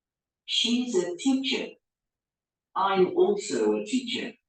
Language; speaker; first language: English; non-native, learner; Spanish